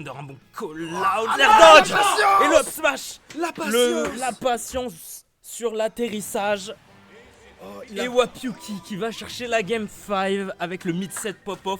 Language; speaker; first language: French; native; French